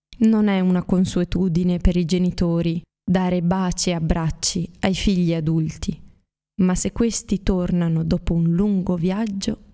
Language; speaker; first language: Italian; native; Italian